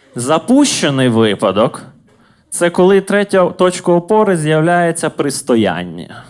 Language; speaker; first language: Ukrainian; native; Ukrainian